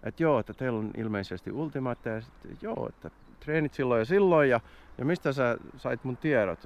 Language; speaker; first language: Finnish; non-native, fluent; English